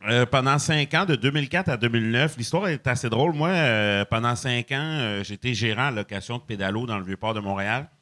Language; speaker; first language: French; native; French